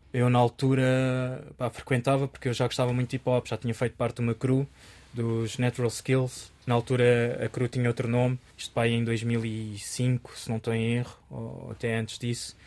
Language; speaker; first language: Portuguese; early bilingual, other home language; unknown